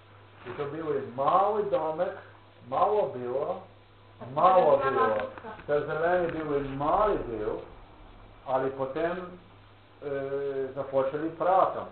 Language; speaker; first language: Polish; non-native, learner; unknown